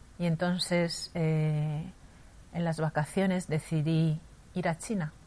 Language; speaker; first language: Spanish; non-native, fluent; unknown